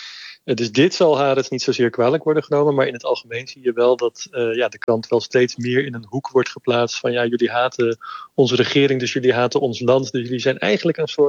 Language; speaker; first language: Dutch; native; Dutch